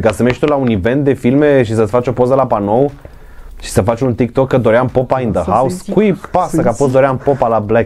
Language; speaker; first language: Romanian; native; Romanian